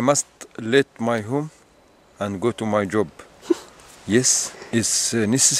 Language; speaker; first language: English; non-native, learner; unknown